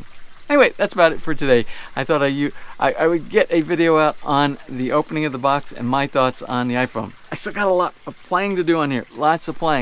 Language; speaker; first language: English; native; English